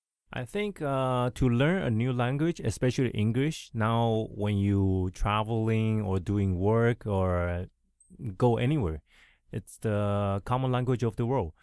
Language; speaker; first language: English; early bilingual, other home language; Chinese